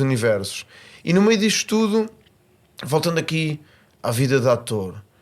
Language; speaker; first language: Portuguese; native; Portuguese